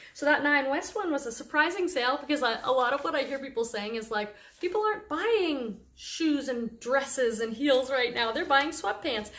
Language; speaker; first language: English; native; English